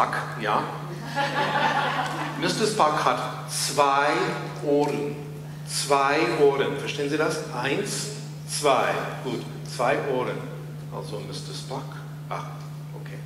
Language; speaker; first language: German; non-native, fluent; English